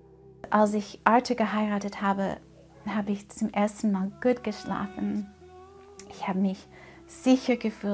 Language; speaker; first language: German; non-native, fluent; English